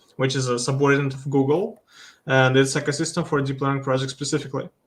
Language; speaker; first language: English; non-native, fluent; Russian